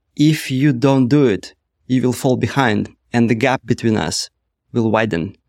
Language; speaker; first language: English; non-native, fluent; Russian